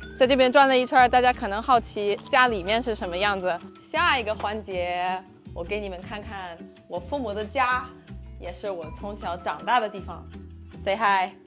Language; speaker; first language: Chinese; non-native, fluent; English